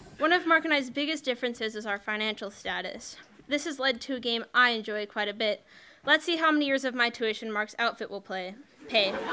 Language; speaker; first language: English; native; English